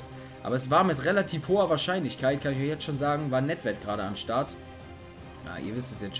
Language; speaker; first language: German; native; German